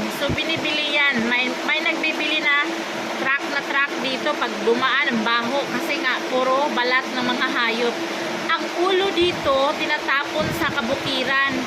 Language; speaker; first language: Filipino; native; Filipino